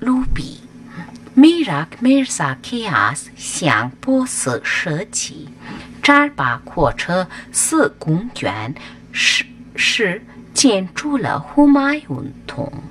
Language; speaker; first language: Chinese; non-native, learner; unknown